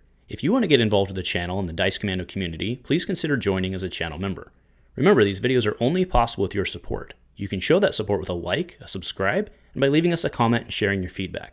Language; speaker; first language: English; native; English